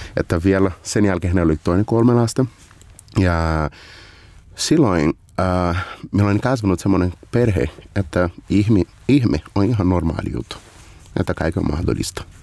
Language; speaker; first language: Finnish; non-native, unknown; Portuguese